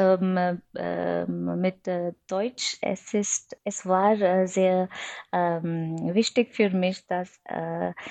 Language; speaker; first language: German; non-native, fluent; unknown